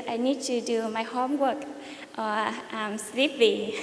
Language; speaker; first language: English; non-native, learner; Vietnamese